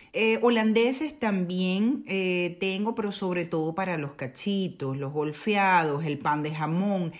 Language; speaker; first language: Spanish; native; Spanish